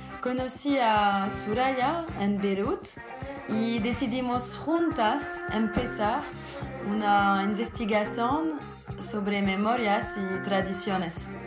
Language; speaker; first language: Spanish; non-native, fluent; French